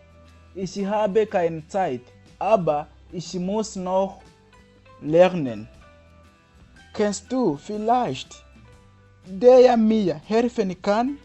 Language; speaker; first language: German; non-native, learner; Kinyarwanda